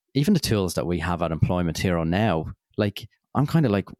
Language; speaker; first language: English; native; English